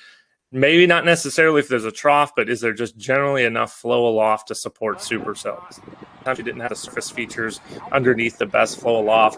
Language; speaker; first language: English; native; English